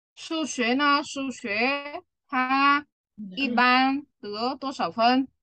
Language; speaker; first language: Chinese; non-native, fluent; Vietnamese